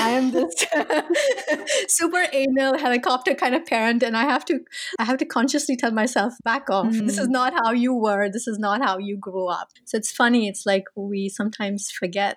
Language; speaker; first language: English; non-native, local second language; Tamil